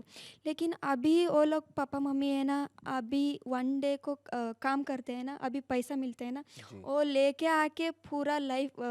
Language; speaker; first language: Hindi; non-native, local second language; Kannada